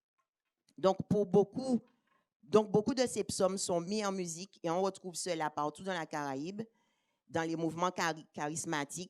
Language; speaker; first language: French; native; French